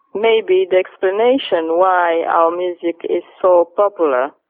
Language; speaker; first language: English; non-native, fluent; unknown